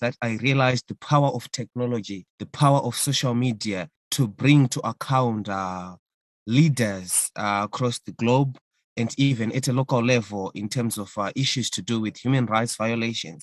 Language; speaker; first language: English; non-native, local second language; Shona